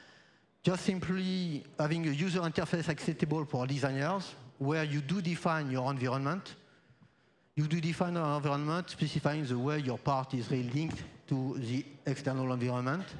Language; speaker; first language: English; non-native, fluent; French